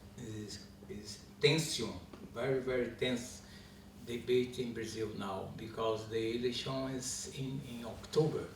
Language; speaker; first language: English; non-native, learner; Portuguese